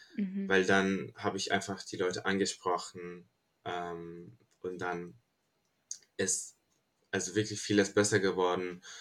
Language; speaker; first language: German; non-native, fluent; Turkish